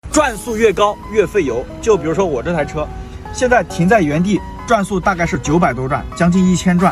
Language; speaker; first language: Chinese; native; Chinese